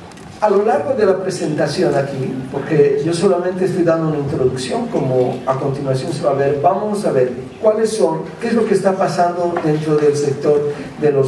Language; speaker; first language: Spanish; native; Spanish